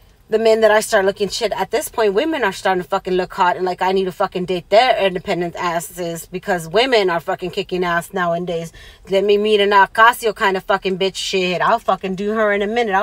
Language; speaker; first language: English; early bilingual, other home language; Spanish